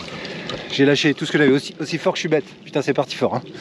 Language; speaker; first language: French; native; French